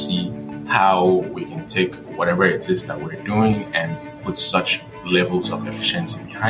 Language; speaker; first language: English; non-native, local second language; Yoruba